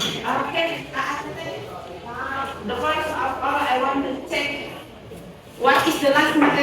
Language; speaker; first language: English; non-native, fluent; Indonesian